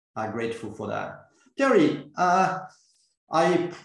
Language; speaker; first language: English; non-native, fluent; Portuguese